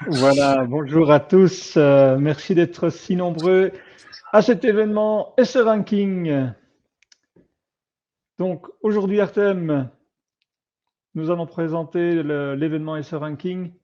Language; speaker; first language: French; native; French